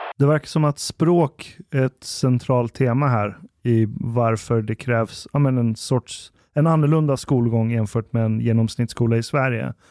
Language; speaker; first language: Swedish; early bilingual, other home language; Persian